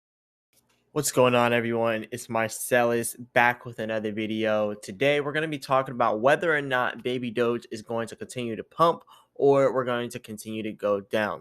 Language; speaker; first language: English; native; English